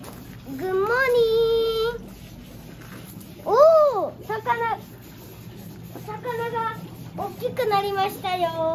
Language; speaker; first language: Japanese; early bilingual, other home language; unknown